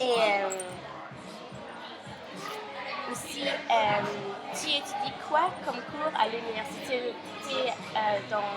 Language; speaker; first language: French; non-native, learner; English